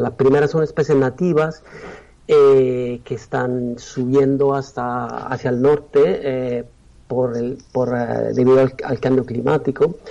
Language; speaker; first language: Spanish; non-native, fluent; Italian